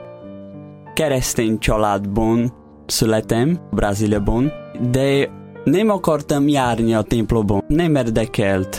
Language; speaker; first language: Hungarian; non-native, learner; Portuguese